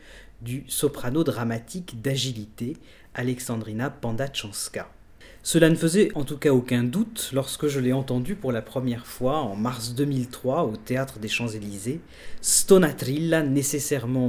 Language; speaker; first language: French; native; French